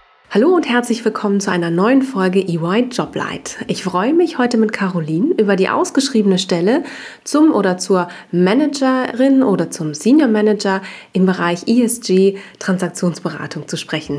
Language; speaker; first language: German; native; German